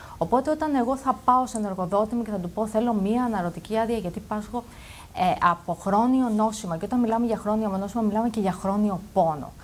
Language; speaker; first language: Greek; native; Greek